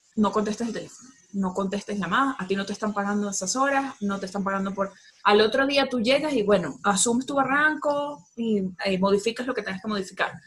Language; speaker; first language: Spanish; native; Spanish